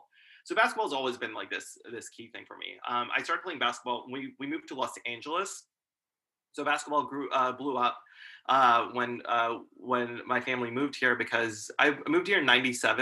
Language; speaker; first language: English; early bilingual, other home language; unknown